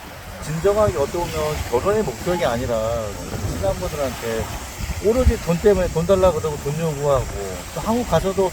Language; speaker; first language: Korean; native; Korean